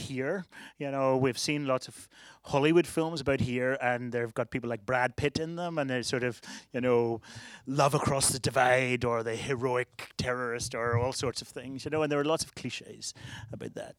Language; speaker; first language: English; native; English